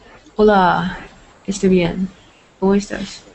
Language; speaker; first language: Spanish; non-native, learner; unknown